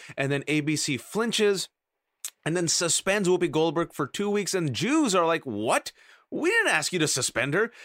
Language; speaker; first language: English; native; English